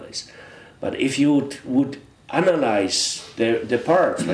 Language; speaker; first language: English; non-native, fluent; Polish